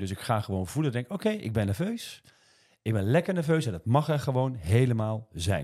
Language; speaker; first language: Dutch; native; Dutch